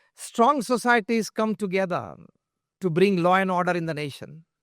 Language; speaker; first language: English; non-native, local second language; Gujarati